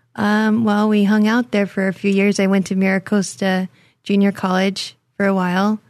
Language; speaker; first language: English; native; English